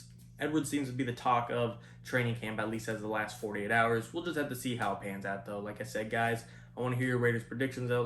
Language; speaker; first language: English; native; English